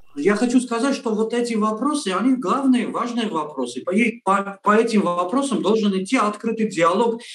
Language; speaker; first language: Russian; non-native, local second language; Armenian